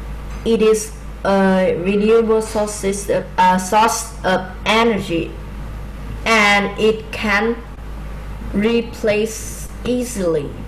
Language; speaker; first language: English; non-native, learner; Vietnamese